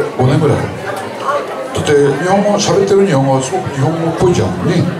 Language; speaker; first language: Japanese; native; Japanese